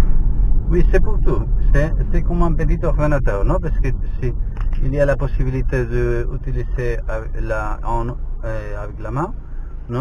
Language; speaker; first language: French; non-native, learner; Spanish